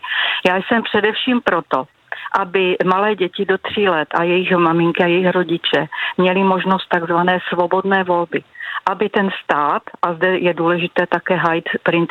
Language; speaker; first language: Czech; native; Czech